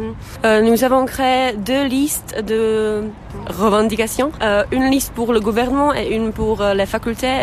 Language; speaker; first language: French; non-native, fluent; Czech